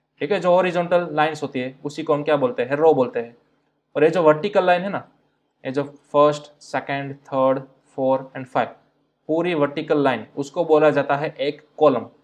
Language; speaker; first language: Hindi; non-native, local second language; Gujarati